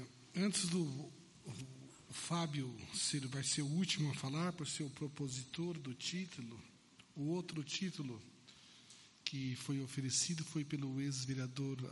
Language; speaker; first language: Portuguese; native; Portuguese